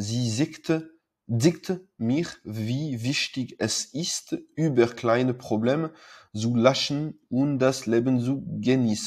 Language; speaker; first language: German; non-native, learner; French